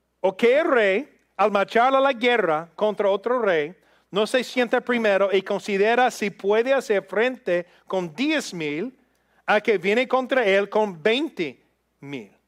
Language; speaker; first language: Spanish; non-native, fluent; English